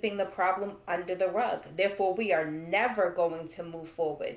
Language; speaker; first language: English; native; English